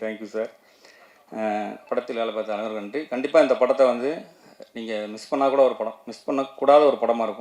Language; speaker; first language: Tamil; native; Tamil